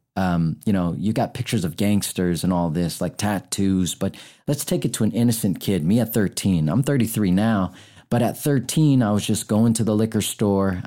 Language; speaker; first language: English; native; English